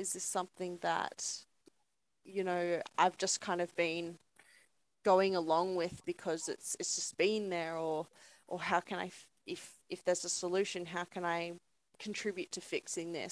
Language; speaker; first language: English; native; English